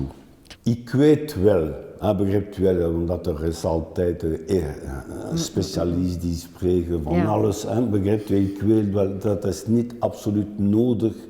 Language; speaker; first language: Dutch; non-native, local second language; French